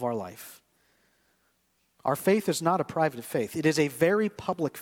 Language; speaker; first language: English; native; English